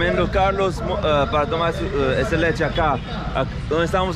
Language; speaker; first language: Spanish; non-native, learner; English